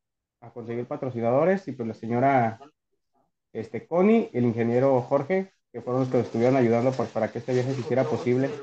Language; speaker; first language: Spanish; native; Spanish